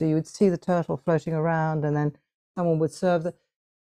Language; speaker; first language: English; native; English